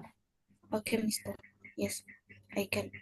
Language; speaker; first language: English; non-native, learner; Indonesian